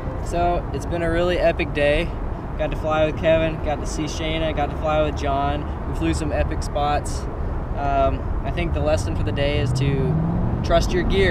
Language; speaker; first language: English; native; English